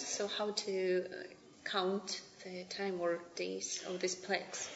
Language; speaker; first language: English; non-native, learner; Ukrainian